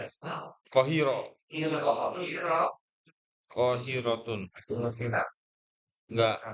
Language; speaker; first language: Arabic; non-native, learner; Indonesian